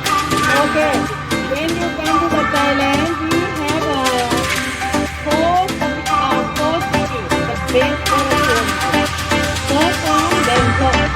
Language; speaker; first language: English; non-native, learner; Thai